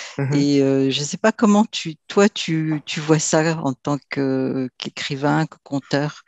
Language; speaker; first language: French; non-native, local second language; Arabic